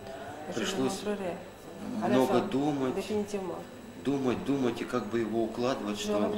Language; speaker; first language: Russian; native; Russian